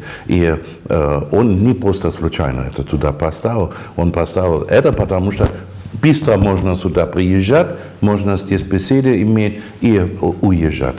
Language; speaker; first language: Russian; non-native, fluent; German